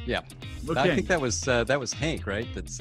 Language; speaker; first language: English; native; English